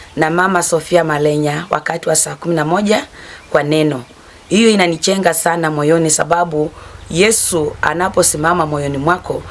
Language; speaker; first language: Swahili; non-native, local second language; Luyia